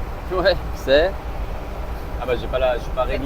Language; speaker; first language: French; native; French